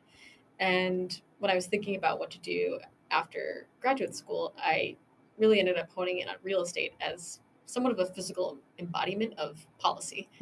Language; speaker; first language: English; native; English